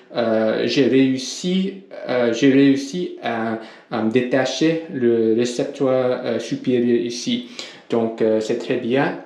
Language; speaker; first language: French; non-native, learner; English